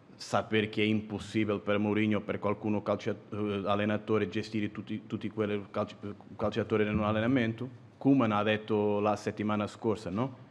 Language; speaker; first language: Italian; non-native, fluent; Portuguese